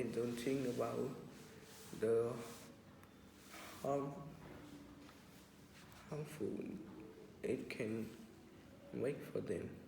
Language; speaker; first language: English; non-native, learner; Vietnamese